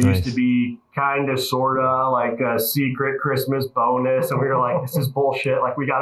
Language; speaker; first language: English; native; English